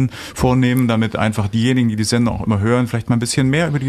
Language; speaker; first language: German; native; German